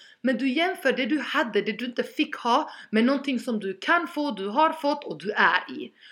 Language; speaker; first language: Swedish; early bilingual, other home language; Albanian